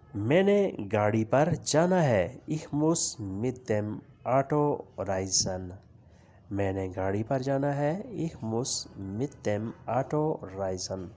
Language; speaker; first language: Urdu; non-native, local second language; Punjabi